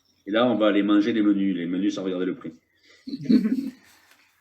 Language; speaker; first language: French; native; French